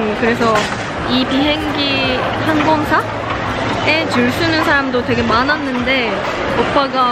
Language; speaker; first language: Korean; non-native, fluent; Japanese